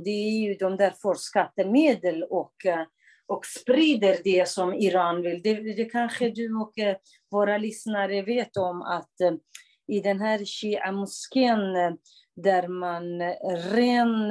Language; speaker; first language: Swedish; non-native, fluent; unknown